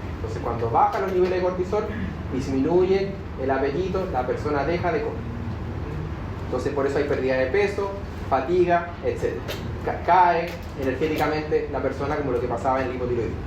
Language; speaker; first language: Spanish; native; Spanish